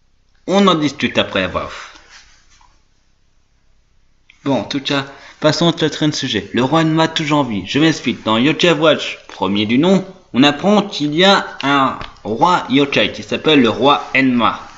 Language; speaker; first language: French; native; French